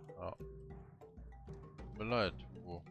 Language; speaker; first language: German; native; German